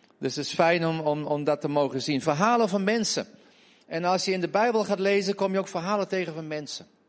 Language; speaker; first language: Dutch; native; Dutch